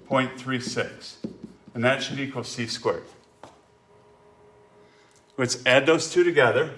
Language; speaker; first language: English; native; English